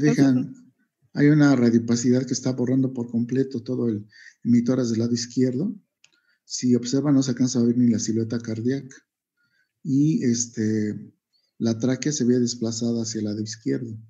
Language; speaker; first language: Spanish; native; Spanish